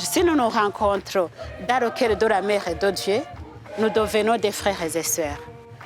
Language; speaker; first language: French; non-native, local second language; Rundi